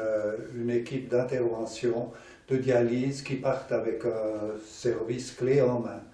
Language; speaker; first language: French; native; French